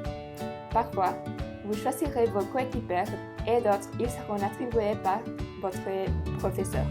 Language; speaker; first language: French; non-native, learner; Spanish